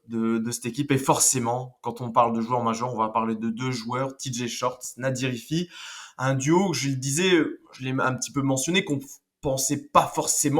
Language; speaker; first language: French; native; French